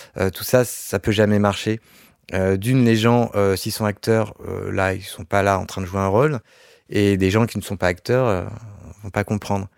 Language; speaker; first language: French; native; French